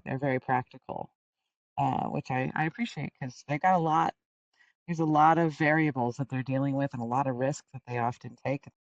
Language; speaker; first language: English; native; English